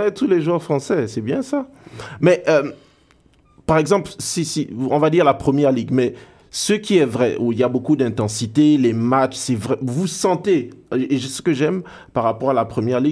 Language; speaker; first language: French; native; French